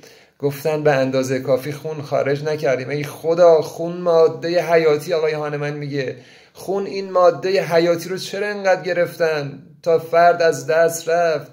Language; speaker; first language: Persian; native; Persian